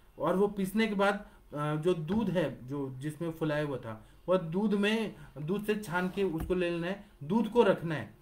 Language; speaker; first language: Hindi; non-native, local second language; Marathi